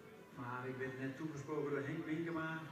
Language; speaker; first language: Dutch; native; Dutch